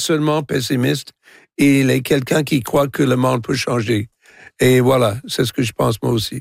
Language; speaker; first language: French; non-native, local second language; English